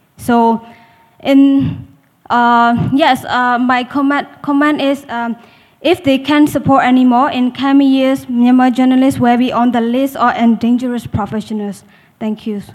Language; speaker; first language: English; non-native, learner; Burmese